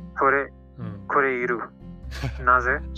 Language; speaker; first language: Japanese; non-native, learner; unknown